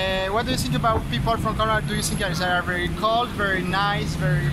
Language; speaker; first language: English; non-native, learner; French